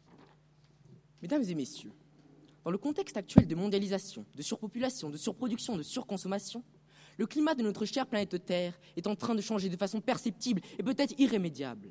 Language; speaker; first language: French; non-native, fluent; Romanian